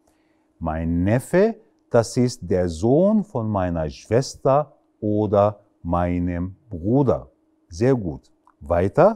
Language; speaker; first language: German; non-native, fluent; Arabic